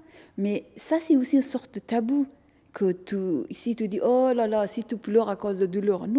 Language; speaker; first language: French; non-native, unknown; Persian